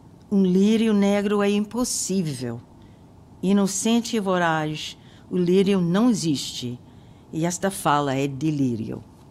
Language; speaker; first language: Portuguese; non-native, fluent; English